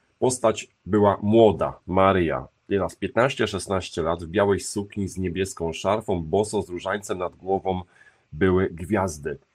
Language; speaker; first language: Polish; native; Polish